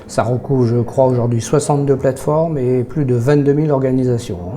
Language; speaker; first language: French; native; French